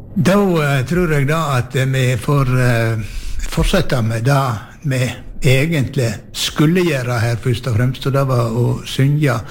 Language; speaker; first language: Norwegian; native; Norwegian